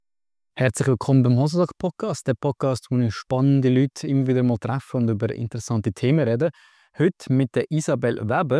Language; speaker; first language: German; native; German